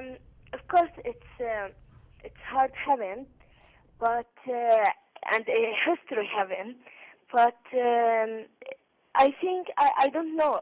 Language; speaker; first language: English; non-native, learner; Arabic